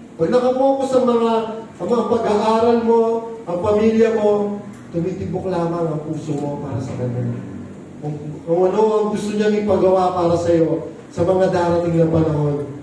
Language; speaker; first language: Filipino; non-native, local second language; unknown